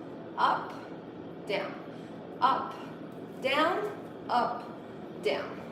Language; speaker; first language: English; non-native, fluent; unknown